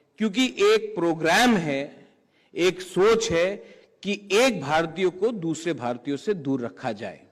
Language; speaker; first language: Hindi; non-native, local second language; Kok Borok